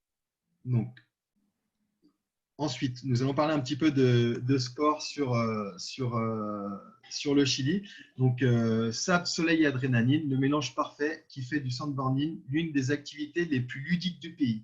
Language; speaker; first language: French; native; French